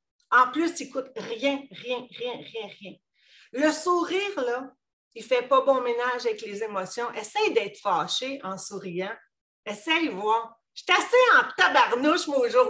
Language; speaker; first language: French; native; French